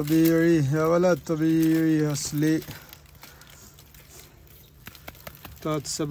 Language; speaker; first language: Arabic; non-native, learner; Malayalam